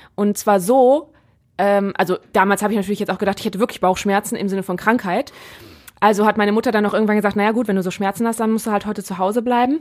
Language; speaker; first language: German; native; German